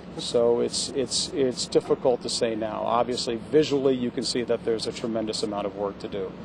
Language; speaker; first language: English; native; English